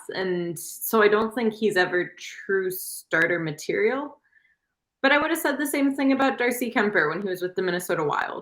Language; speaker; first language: English; native; English